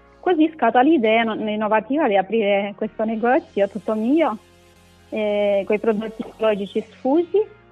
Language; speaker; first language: Italian; non-native, fluent; Romanian